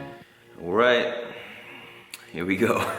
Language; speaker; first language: English; native; English